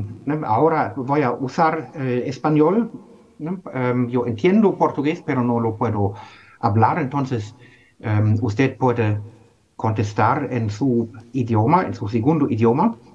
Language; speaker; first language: Spanish; non-native, fluent; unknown